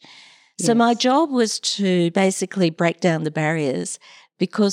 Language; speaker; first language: English; native; English